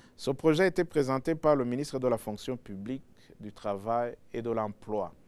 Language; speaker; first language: French; non-native, local second language; Rundi